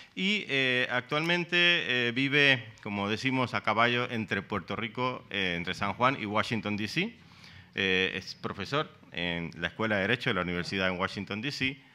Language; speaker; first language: Spanish; native; Spanish